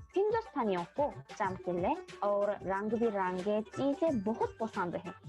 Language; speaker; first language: Hindi; non-native, learner; Korean